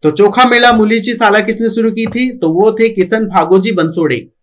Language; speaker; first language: Hindi; non-native, local second language; Marathi